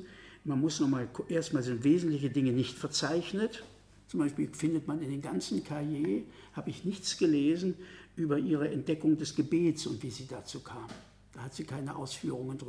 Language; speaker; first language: German; native; German